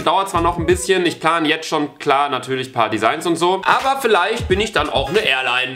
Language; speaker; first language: German; native; German